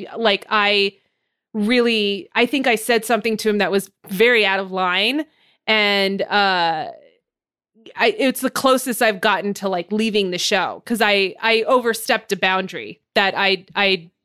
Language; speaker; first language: English; native; English